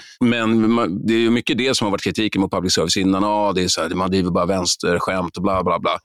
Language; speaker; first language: Swedish; native; Swedish